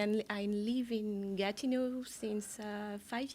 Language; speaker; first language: English; non-native, learner; French